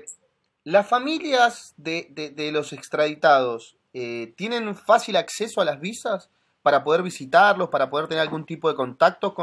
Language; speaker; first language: Spanish; native; Spanish